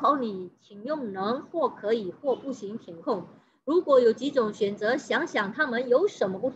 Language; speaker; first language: Chinese; non-native, fluent; Indonesian